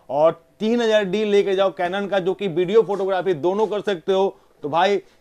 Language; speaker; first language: Hindi; native; Hindi